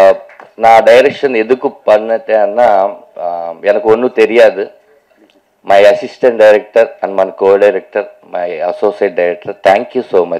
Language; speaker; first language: Tamil; non-native, local second language; Telugu